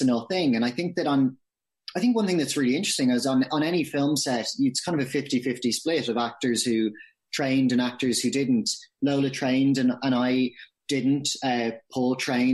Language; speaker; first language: English; native; English